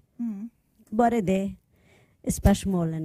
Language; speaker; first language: Norwegian; non-native, learner; Persian